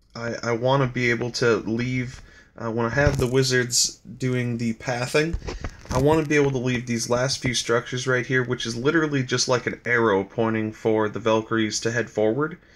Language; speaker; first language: English; native; English